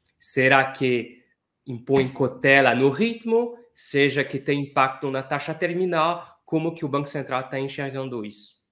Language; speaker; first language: Portuguese; non-native, fluent; French